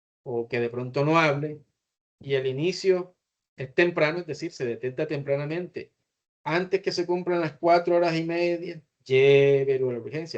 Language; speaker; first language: Spanish; native; Spanish